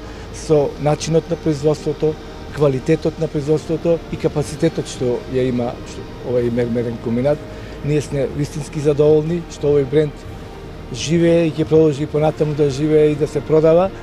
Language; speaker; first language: Macedonian; native; Macedonian